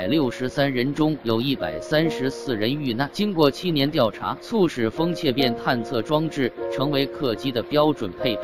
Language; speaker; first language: Chinese; native; Chinese